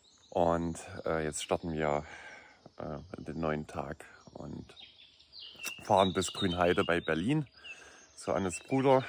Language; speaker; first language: German; native; German